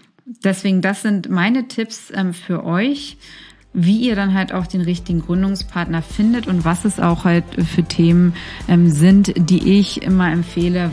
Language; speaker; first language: German; native; German